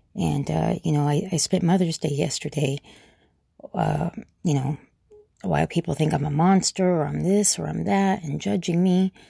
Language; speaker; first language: English; native; English